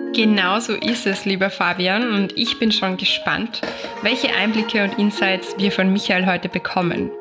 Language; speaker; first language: German; native; German